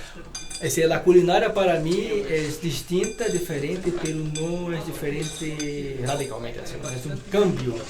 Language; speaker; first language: Spanish; non-native, learner; Portuguese